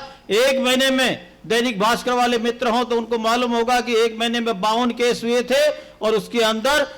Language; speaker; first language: Hindi; native; Hindi